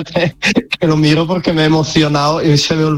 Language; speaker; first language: Spanish; non-native, fluent; Italian